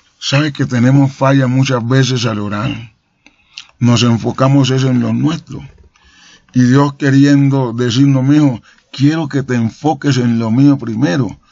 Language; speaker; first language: Spanish; native; Spanish